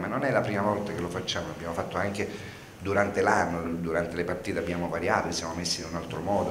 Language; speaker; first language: Italian; native; Italian